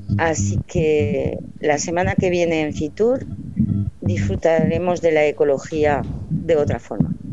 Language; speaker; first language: Spanish; non-native, fluent; French